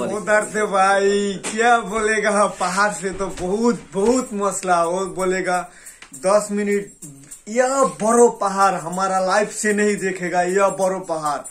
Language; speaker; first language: Hindi; non-native, learner; Bangla